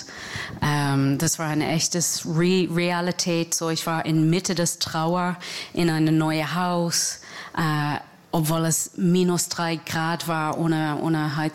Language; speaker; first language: German; non-native, learner; English